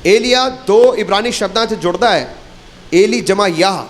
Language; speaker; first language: Hindi; non-native, local second language; Punjabi